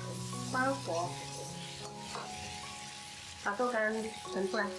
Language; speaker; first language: Chinese; native; Chinese